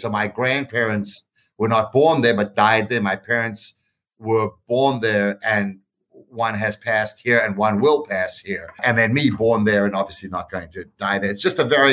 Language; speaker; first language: English; native; English